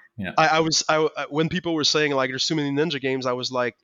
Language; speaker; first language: English; non-native, fluent; French